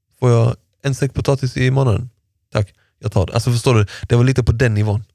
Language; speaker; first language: Swedish; early bilingual, other home language; Persian